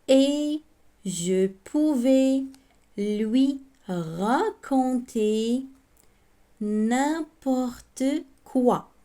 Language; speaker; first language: French; non-native, local second language; Arabic